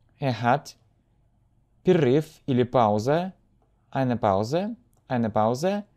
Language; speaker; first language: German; non-native, fluent; Russian